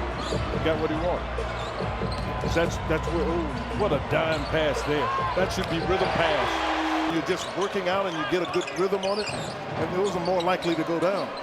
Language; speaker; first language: English; native; English